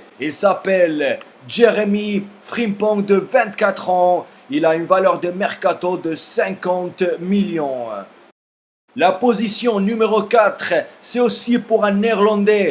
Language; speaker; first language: French; non-native, fluent; Spanish